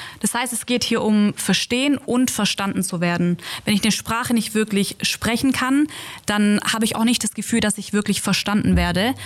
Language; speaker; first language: German; native; German